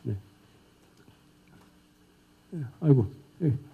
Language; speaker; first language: Korean; native; Korean